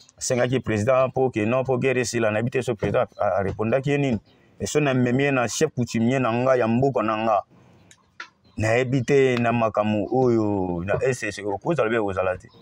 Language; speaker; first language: Lingala; non-native, local second language; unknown